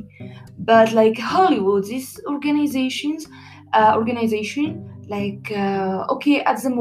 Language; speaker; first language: English; non-native, learner; Arabic